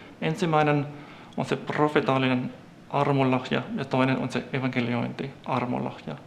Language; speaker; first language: Finnish; non-native, fluent; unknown